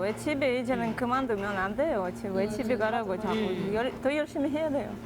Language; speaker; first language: Korean; non-native, fluent; Russian